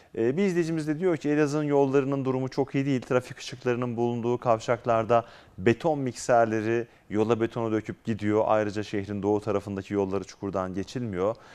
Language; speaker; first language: Turkish; native; Turkish